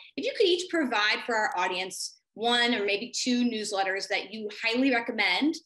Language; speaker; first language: English; native; English